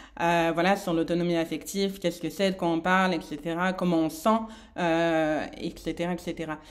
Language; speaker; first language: French; native; French